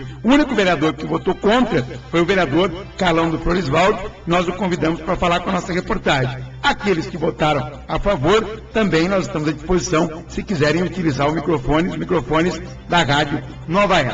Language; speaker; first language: Portuguese; native; Portuguese